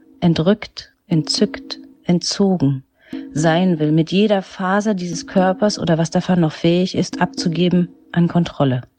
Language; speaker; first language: German; native; German